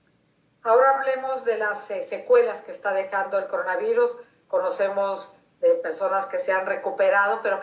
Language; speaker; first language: Spanish; native; Spanish